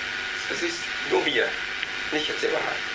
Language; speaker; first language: German; non-native, learner; Vietnamese